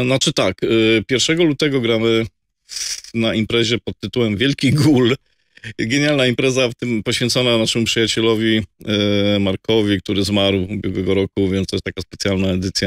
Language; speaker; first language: Polish; native; Polish